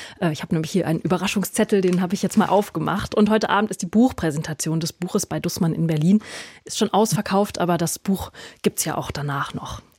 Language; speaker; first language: German; native; German